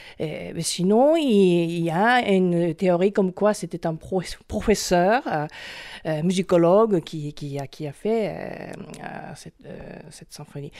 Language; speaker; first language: French; non-native, fluent; Japanese